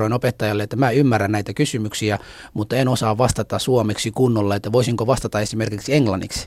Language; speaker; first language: Finnish; non-native, fluent; Somali